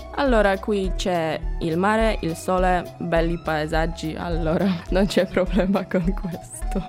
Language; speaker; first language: Italian; non-native, fluent; Polish